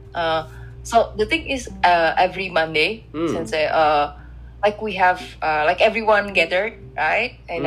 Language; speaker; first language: English; non-native, fluent; Indonesian